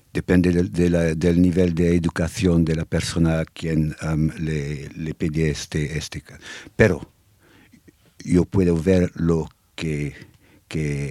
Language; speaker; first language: Spanish; non-native, fluent; English